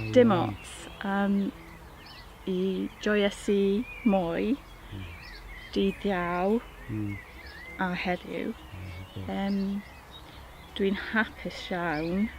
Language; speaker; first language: Welsh; non-native, learner; English